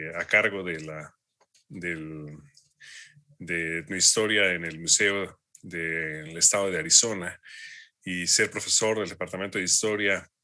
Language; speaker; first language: Spanish; native; Spanish